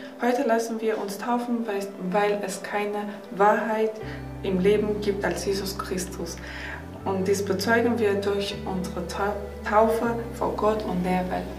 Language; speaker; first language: German; non-native, learner; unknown